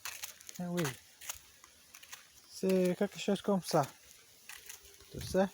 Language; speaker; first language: French; non-native, learner; Portuguese